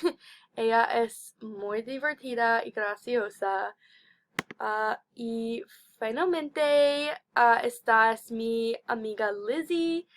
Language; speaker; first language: Spanish; non-native, learner; English